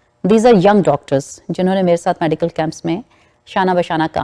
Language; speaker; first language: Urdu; native; Urdu